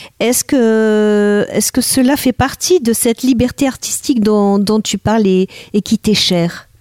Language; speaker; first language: French; native; French